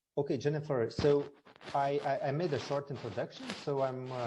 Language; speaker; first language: English; non-native, fluent; Lithuanian